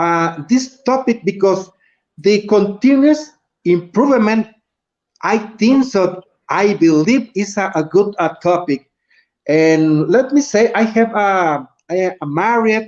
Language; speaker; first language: English; non-native, learner; Spanish